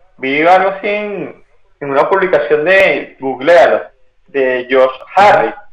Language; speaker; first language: Spanish; native; Spanish